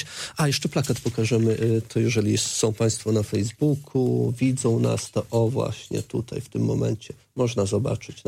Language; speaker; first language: Polish; native; Polish